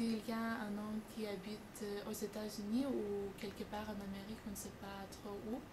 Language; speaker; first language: French; non-native, learner; Lithuanian